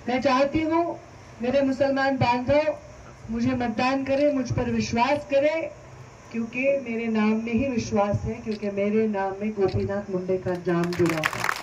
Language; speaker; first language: Hindi; non-native, local second language; Marathi